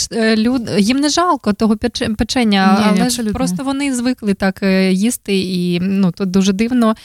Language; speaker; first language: Ukrainian; native; Ukrainian